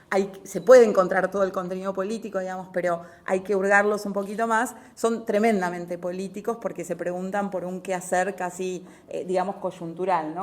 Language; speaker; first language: Spanish; native; Spanish